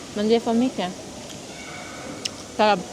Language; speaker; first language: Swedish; non-native, learner; Filipino